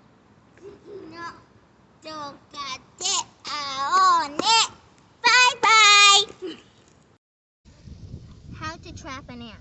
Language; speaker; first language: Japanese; early bilingual, heritage; Japanese